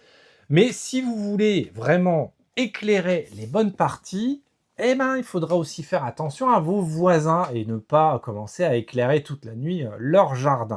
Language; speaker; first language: French; native; French